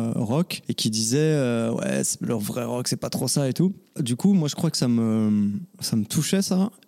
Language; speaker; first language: French; native; French